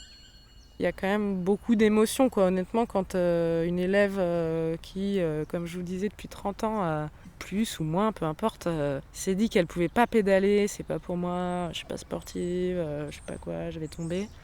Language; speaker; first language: French; native; French